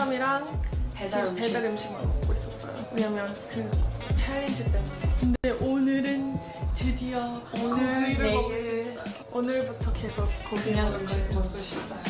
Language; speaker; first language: Korean; early bilingual, heritage; English